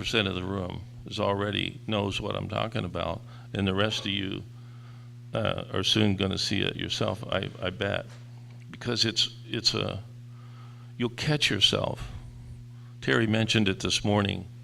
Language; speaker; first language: English; native; English